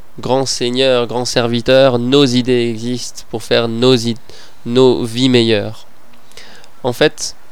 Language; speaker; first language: French; non-native, fluent; Persian